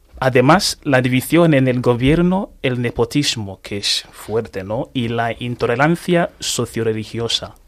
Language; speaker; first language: Spanish; non-native, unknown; Igbo